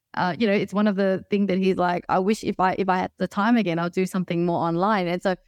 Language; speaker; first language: English; native; English